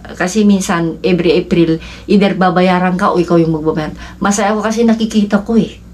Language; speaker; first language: Filipino; non-native, local second language; Iloko